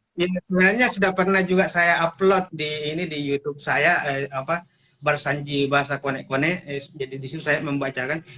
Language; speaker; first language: Indonesian; non-native, local second language; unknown